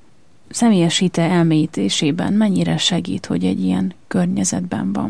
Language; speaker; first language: Hungarian; native; Hungarian